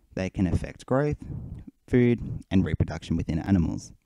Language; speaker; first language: English; native; English